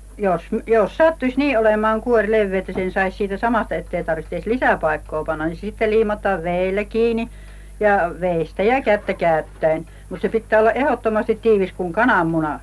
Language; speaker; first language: Finnish; native; Finnish